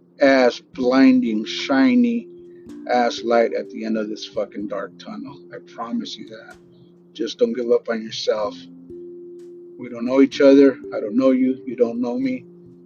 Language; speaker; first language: English; native; English